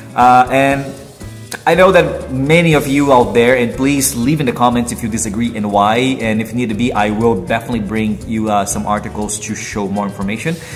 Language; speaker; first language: English; non-native, fluent; Portuguese